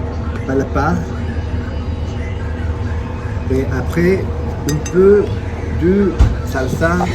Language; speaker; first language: French; non-native, learner; Spanish